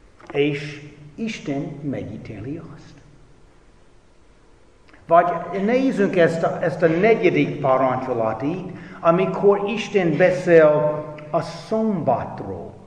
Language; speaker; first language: Hungarian; non-native, fluent; English